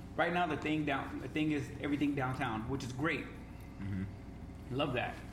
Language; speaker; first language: English; native; English